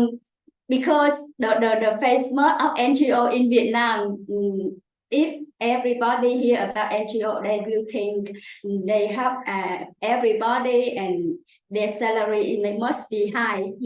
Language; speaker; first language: English; non-native, local second language; Vietnamese